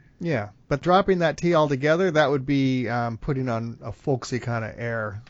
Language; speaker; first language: English; native; English